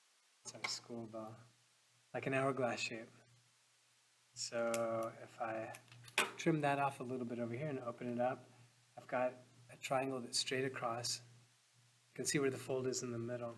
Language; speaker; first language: English; native; English